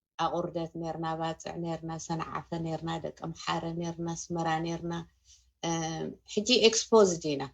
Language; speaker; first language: Tigrinya; native; Tigrinya